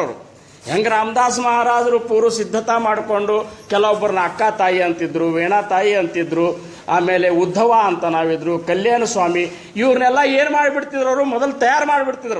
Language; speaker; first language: Kannada; native; Kannada